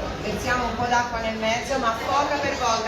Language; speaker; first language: Italian; native; Italian